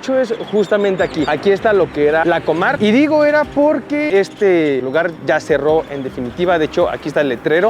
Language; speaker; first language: Spanish; native; Spanish